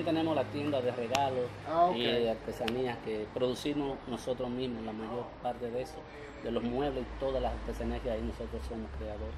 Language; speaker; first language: Spanish; native; Spanish